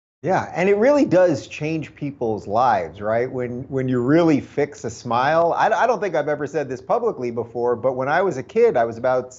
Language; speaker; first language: English; native; English